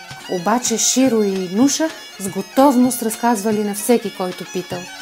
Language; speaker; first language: Bulgarian; native; Bulgarian